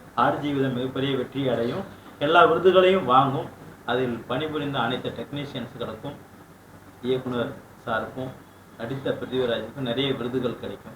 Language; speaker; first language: Tamil; native; Tamil